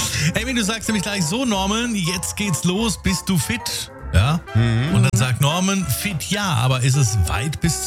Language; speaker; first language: German; native; German